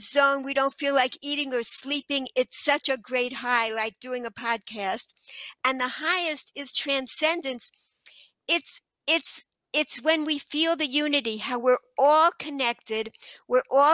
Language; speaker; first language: English; native; English